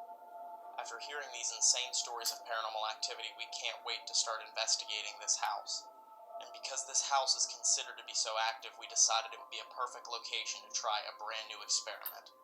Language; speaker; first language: English; native; English